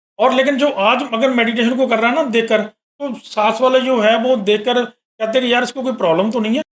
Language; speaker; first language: Hindi; native; Hindi